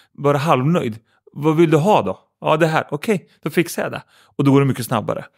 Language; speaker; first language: Swedish; early bilingual, other home language; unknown